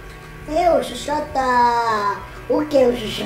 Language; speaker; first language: Portuguese; non-native, learner; Italian